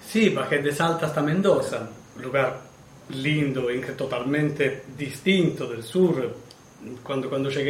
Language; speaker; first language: Spanish; non-native, learner; Italian